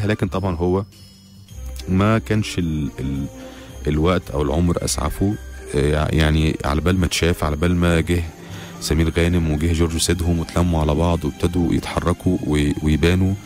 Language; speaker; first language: Arabic; native; Arabic